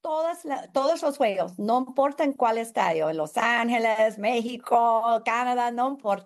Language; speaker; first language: Spanish; non-native, learner; English